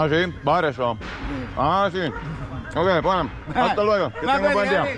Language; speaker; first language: Spanish; non-native, learner; Finnish